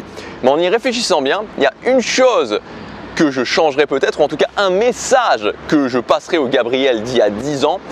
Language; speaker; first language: French; native; French